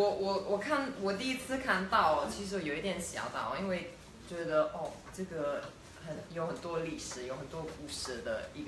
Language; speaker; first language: Chinese; non-native, fluent; Italian